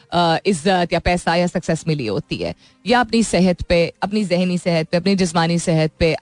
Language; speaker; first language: Urdu; native; Urdu